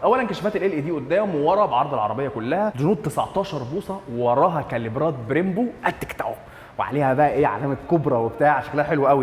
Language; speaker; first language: Arabic; native; Arabic